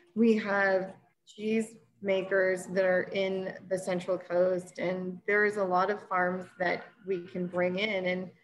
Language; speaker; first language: English; native; English